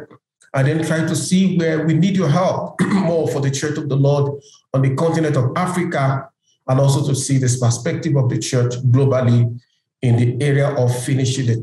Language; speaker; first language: English; non-native, local second language; Yoruba